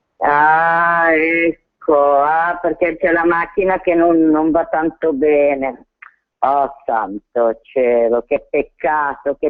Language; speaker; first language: Italian; native; Italian